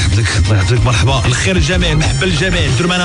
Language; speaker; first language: Arabic; native; Arabic